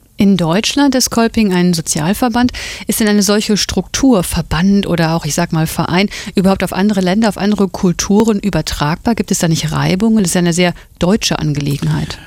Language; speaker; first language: German; native; German